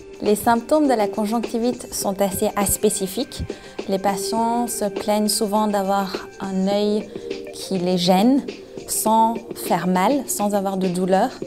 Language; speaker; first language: French; native; French